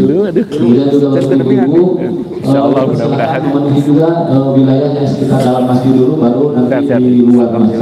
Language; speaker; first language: Indonesian; native; Indonesian